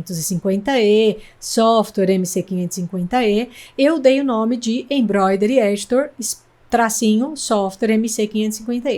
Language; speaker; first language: Portuguese; native; Portuguese